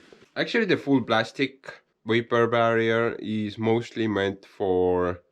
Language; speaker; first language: English; non-native, fluent; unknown